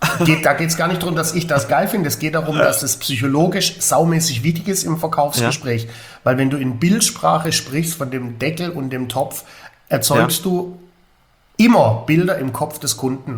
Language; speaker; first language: German; native; German